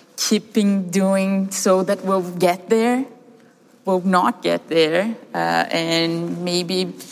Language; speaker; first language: English; early bilingual, other home language; Portuguese